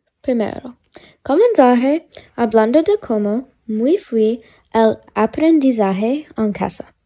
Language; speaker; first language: Spanish; non-native, learner; English